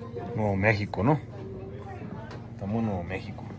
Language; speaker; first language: Spanish; native; Spanish